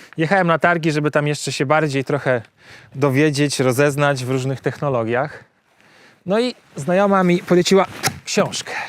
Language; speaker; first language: Polish; native; Polish